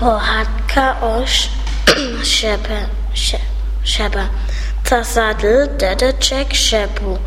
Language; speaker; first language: Czech; non-native, learner; German